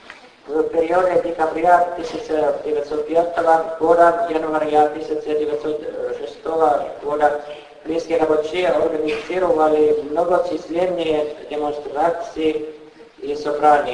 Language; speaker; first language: Russian; non-native, fluent; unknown